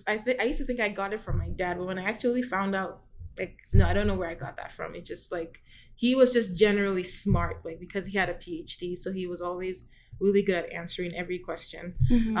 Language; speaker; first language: English; non-native, local second language; Igbo